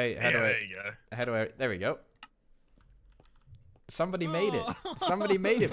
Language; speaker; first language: English; native; English